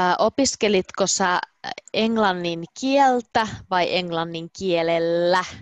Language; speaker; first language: Finnish; native; Finnish